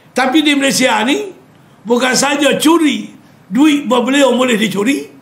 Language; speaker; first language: Malay; native; Malay